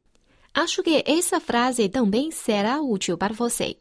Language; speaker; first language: Portuguese; non-native, fluent; Chinese